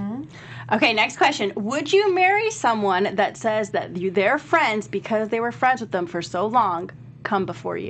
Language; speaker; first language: English; native; English